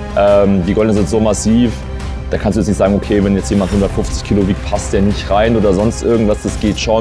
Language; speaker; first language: German; native; German